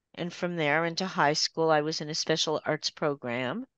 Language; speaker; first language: English; native; English